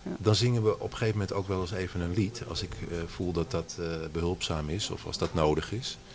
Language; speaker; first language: Dutch; native; Dutch